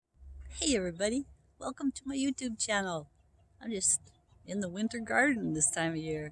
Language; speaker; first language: English; native; English